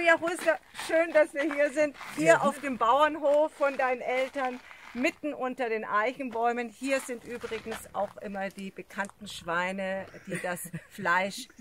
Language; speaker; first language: German; native; German